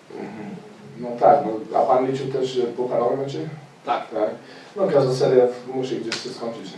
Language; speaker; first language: Polish; non-native, fluent; Slovenian